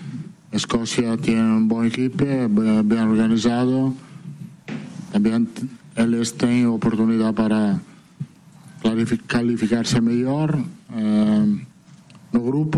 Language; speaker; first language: Portuguese; non-native, fluent; Italian